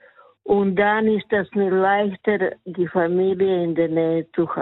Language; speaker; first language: German; non-native, learner; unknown